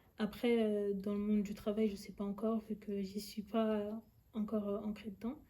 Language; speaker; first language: French; early bilingual, other home language; Lingala